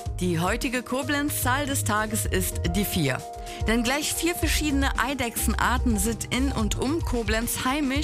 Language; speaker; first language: German; native; German